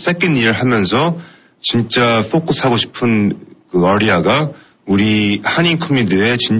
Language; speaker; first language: Korean; non-native, fluent; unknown